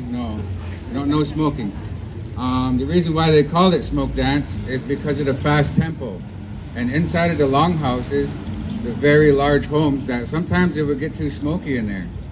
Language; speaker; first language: English; native; English